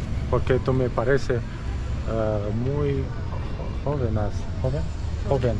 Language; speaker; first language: Spanish; non-native, learner; Romanian